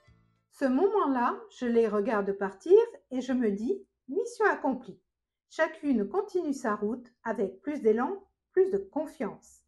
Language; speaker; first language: French; native; French